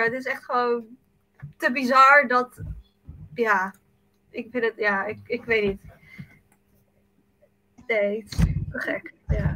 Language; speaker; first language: Dutch; early bilingual, other home language; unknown